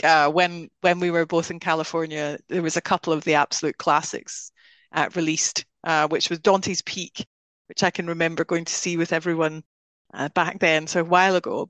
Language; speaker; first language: English; native; English